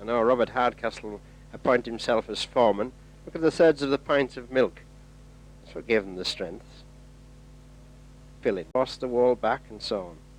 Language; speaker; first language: English; native; English